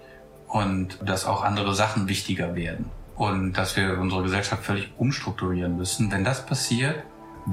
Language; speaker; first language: German; native; German